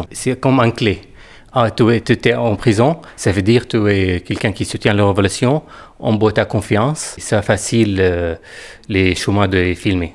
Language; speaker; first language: French; non-native, fluent; Arabic